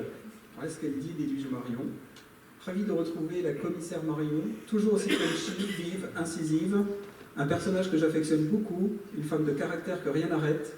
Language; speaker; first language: French; native; French